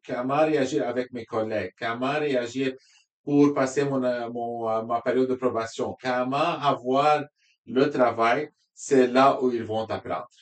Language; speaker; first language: French; non-native, local second language; Arabic